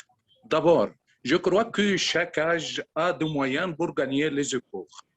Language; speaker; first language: French; non-native, learner; Arabic